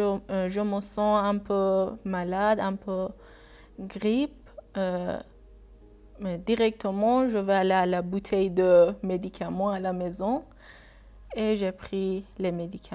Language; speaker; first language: French; non-native, learner; Persian